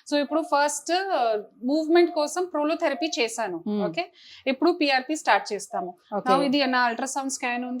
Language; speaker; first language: Telugu; non-native, fluent; Hindi